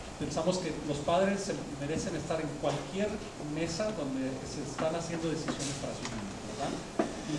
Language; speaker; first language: Spanish; early bilingual, heritage; Spanish